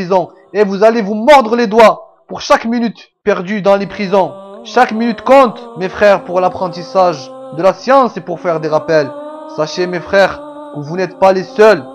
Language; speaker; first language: French; non-native, local second language; Arabic